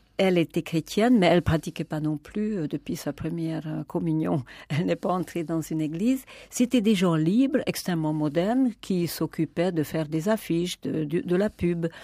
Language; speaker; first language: French; non-native, fluent; Hungarian